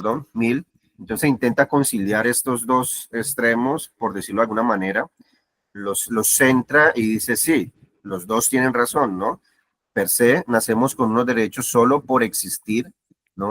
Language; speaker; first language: Spanish; native; Spanish